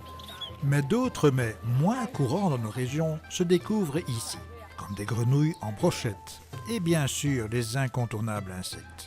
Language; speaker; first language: French; native; French